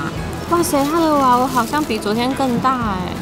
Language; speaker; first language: Chinese; native; Chinese